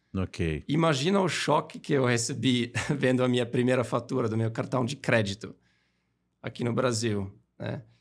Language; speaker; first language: Portuguese; non-native, fluent; German